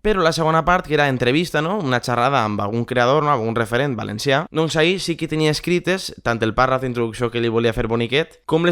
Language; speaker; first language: Catalan; native; Catalan